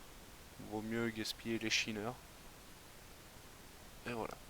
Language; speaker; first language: French; native; French